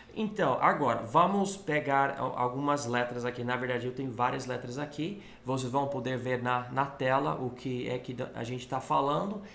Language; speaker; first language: Portuguese; non-native, fluent; English